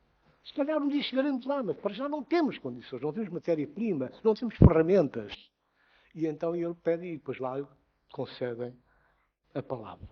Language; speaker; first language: Portuguese; non-native, local second language; Upper Guinea Crioulo